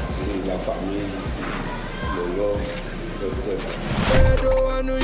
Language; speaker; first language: French; native; French